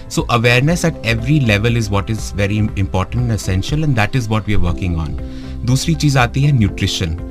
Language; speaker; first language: Hindi; native; Hindi